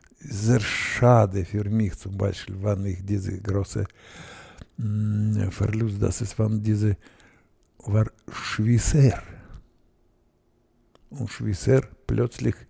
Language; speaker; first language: German; non-native, learner; Russian